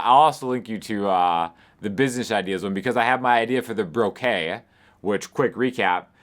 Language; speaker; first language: English; native; English